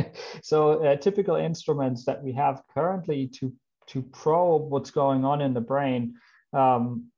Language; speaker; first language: English; non-native, fluent; German